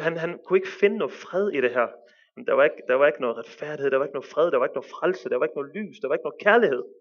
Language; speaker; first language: Danish; early bilingual, other home language; Arabic